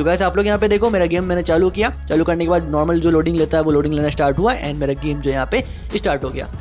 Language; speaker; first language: Hindi; native; Hindi